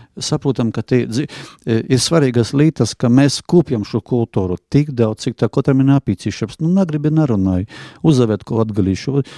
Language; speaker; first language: Latvian; non-native, local second language; Russian